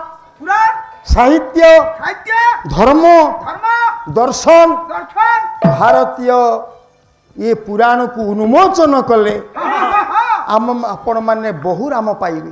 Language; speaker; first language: Odia; native; Odia